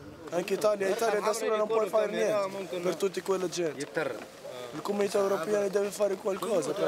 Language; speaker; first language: Italian; non-native, learner; Arabic